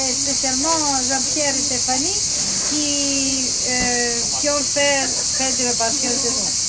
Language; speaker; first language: French; non-native, learner; Greek